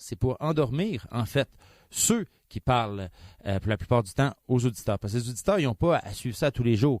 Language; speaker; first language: French; native; French